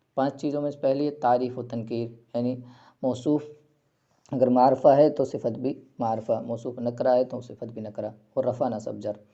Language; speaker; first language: Urdu; native; Urdu